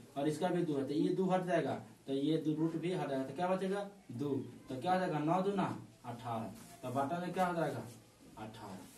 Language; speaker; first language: Hindi; native; Hindi